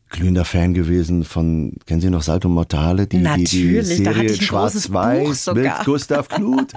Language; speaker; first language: German; native; German